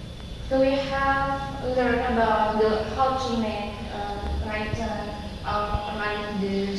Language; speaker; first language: English; non-native, learner; Indonesian